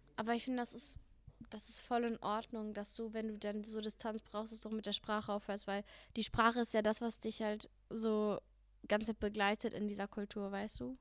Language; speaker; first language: German; native; German